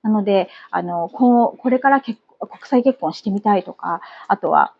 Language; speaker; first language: Japanese; native; Japanese